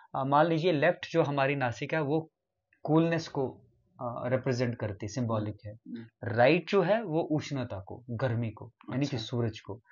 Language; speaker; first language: Hindi; non-native, local second language; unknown